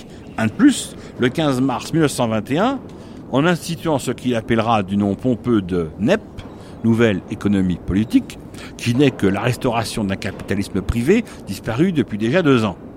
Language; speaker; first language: French; native; French